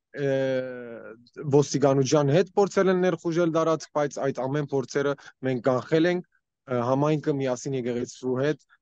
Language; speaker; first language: Armenian; early bilingual, heritage; Armenian